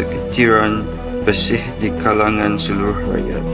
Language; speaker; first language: Malay; native; Malay